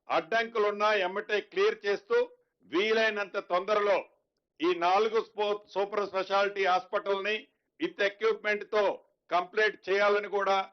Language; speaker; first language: Telugu; native; Telugu